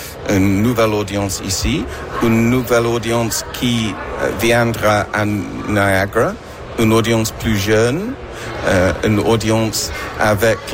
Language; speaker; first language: French; non-native, fluent; English